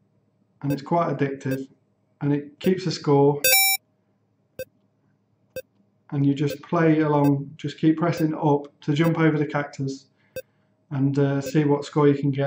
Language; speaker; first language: English; native; English